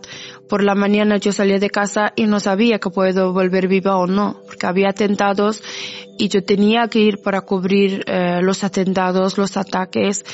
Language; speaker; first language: Spanish; non-native, fluent; Persian